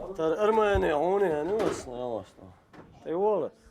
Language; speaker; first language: Dutch; non-native, learner; Chechen